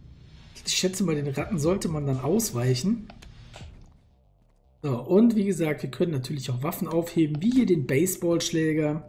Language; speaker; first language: German; native; German